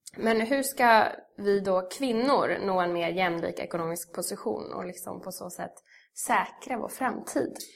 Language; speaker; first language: Swedish; native; Swedish